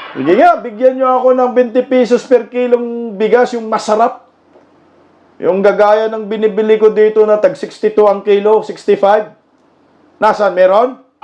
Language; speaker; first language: Filipino; non-native, local second language; Cebuano